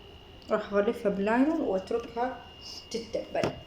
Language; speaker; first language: Arabic; native; Arabic